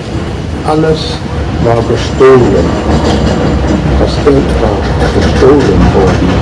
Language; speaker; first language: German; early bilingual, heritage; German